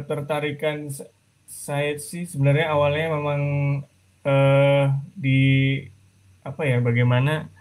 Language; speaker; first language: Indonesian; native; Indonesian